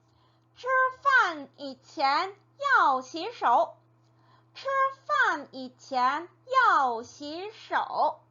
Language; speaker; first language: Chinese; non-native, fluent; Korean